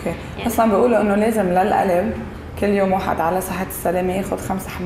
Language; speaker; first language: Arabic; native; Arabic